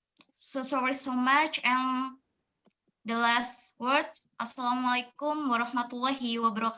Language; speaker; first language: English; non-native, learner; Indonesian